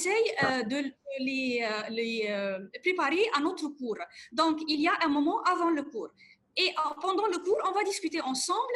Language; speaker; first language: French; non-native, fluent; Arabic